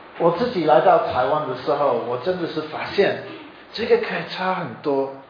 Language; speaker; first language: Chinese; non-native, fluent; English